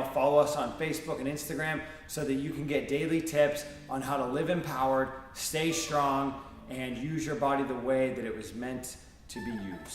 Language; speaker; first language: English; native; English